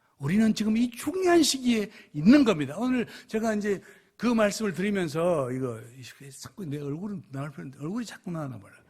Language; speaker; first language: Korean; native; Korean